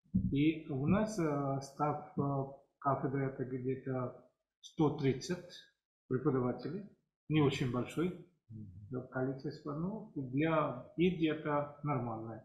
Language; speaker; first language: Russian; non-native, fluent; Assamese